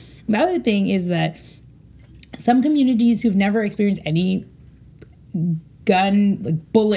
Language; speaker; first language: English; native; English